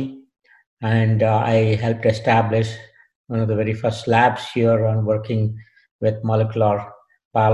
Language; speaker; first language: English; non-native, local second language; Kannada